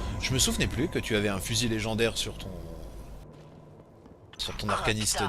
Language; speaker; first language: French; native; French